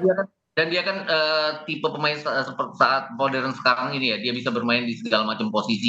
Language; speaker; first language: Indonesian; native; Indonesian